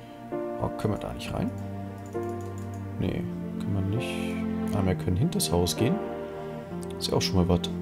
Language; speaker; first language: German; native; German